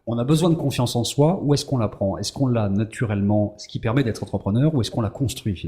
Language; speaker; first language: French; native; French